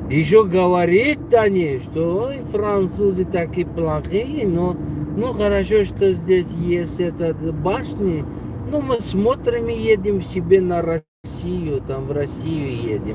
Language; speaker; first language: Russian; non-native, local second language; Tajik